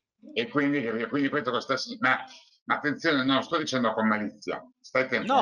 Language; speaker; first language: Italian; native; Italian